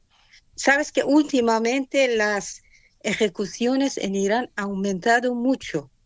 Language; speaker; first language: Spanish; non-native, fluent; Persian